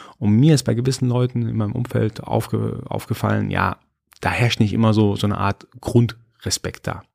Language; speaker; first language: German; early bilingual, other home language; Persian